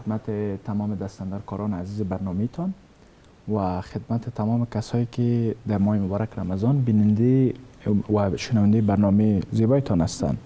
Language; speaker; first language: Persian; native; Persian